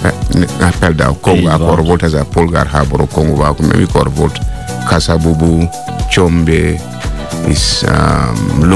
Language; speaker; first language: Hungarian; non-native, fluent; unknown